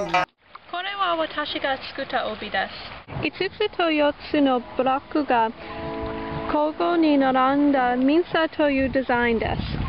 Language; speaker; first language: Japanese; non-native, learner; English